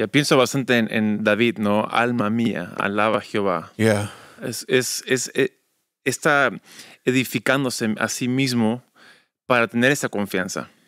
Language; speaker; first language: Spanish; early bilingual, other home language; English